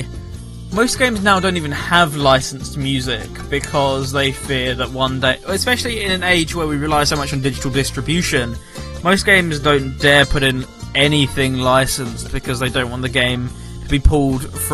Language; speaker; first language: English; native; English